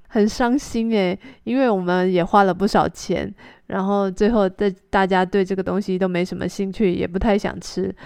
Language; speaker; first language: Chinese; native; Chinese